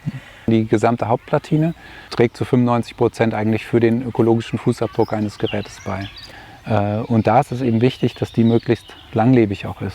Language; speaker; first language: German; native; German